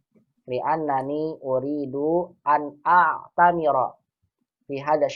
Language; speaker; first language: Arabic; non-native, fluent; Indonesian